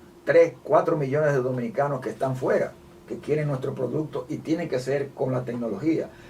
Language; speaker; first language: Spanish; native; Spanish